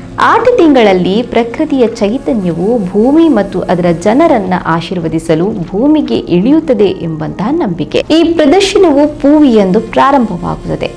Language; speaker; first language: Kannada; non-native, local second language; Tulu